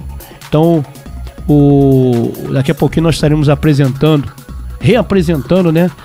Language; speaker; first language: Portuguese; native; Portuguese